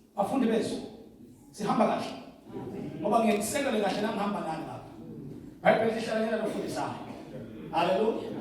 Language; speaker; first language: Zulu; non-native, local second language; Swati